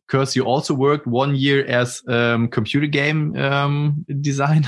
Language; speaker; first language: English; non-native, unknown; German